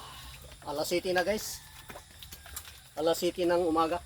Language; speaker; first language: Filipino; non-native, local second language; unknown